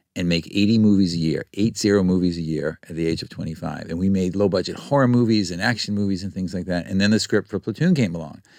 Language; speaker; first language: English; native; English